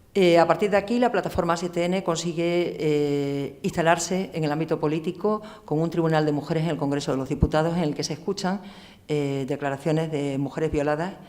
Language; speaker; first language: Spanish; native; Spanish